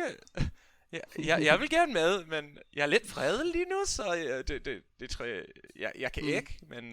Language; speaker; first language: Danish; non-native, learner; English